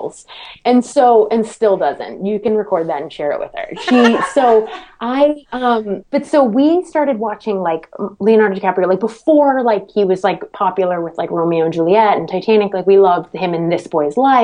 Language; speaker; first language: English; native; English